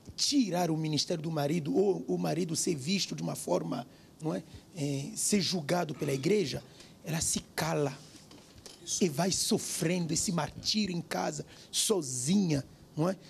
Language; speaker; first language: Portuguese; non-native, fluent; French